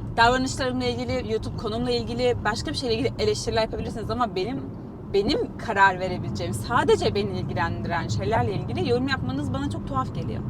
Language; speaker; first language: Turkish; native; Turkish